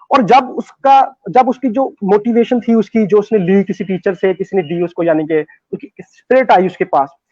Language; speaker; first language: Hindi; non-native, local second language; Punjabi